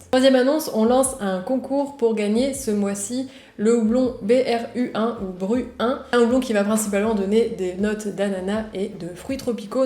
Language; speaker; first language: French; native; French